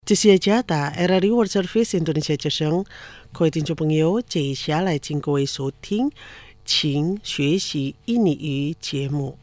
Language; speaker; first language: Chinese; non-native, fluent; Indonesian